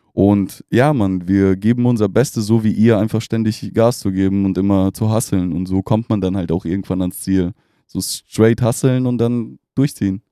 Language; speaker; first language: German; non-native, fluent; Russian